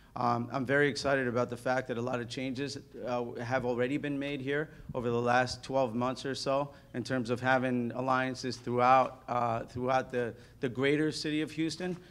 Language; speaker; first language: English; early bilingual, other home language; Spanish